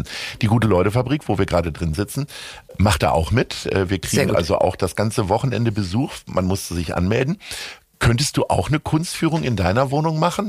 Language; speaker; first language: German; native; German